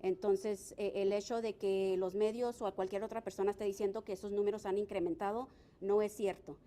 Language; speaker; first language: Spanish; early bilingual, other home language; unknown